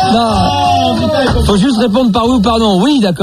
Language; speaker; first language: French; native; French